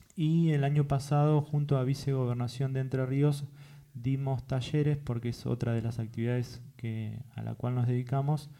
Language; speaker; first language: Spanish; native; Spanish